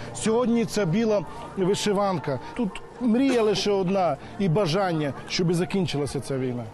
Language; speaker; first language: Ukrainian; non-native, local second language; Romany